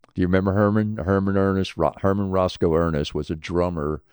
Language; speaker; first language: English; native; English